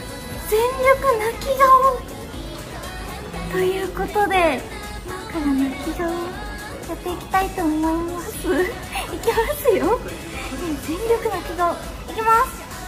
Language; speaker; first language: Japanese; native; Japanese